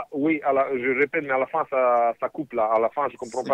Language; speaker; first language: French; non-native, fluent; Romanian